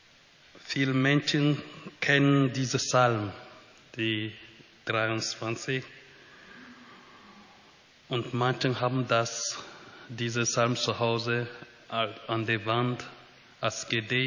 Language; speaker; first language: German; non-native, fluent; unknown